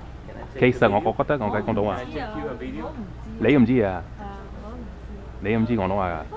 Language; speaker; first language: Cantonese; non-native, fluent; English